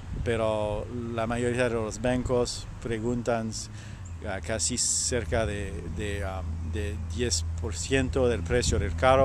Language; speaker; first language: Spanish; non-native, learner; French